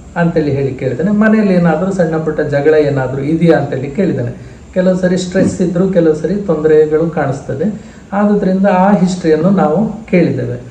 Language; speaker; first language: Kannada; native; Kannada